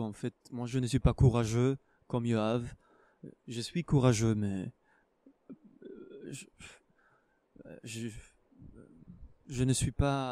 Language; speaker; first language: French; non-native, fluent; Hebrew